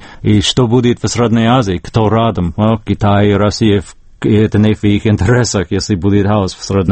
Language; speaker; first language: Russian; non-native, fluent; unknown